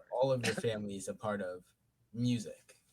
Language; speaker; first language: English; native; English